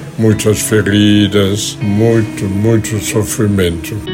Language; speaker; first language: Portuguese; non-native, fluent; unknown